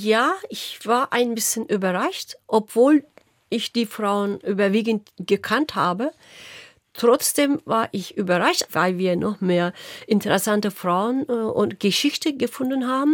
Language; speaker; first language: German; non-native, local second language; Turkish